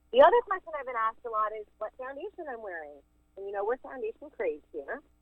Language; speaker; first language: English; native; English